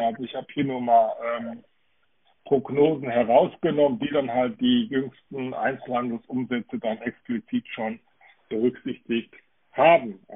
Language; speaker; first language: German; native; German